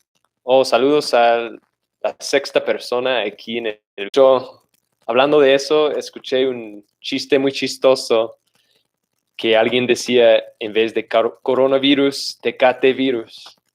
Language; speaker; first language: Spanish; non-native, fluent; English